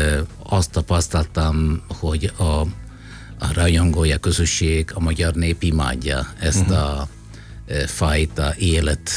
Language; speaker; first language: Hungarian; non-native, fluent; Italian